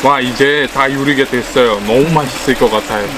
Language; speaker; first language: Korean; non-native, learner; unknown